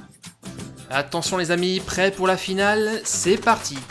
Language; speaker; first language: French; native; French